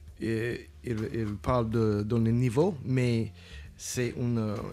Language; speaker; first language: French; non-native, learner; English